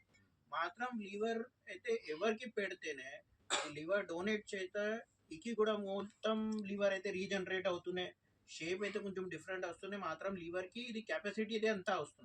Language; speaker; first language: Telugu; native; Telugu